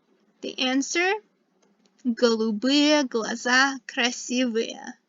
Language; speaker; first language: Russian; non-native, fluent; English